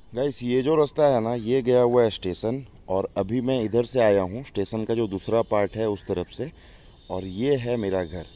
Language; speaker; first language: Hindi; non-native, local second language; Odia